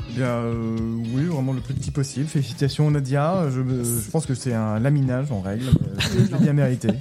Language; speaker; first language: French; native; French